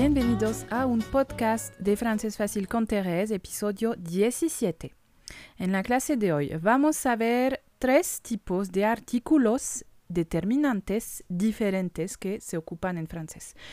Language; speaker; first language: Spanish; non-native, fluent; French